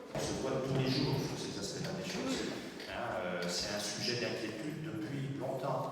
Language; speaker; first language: French; native; French